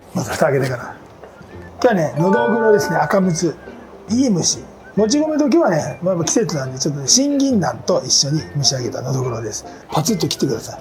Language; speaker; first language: Japanese; native; Japanese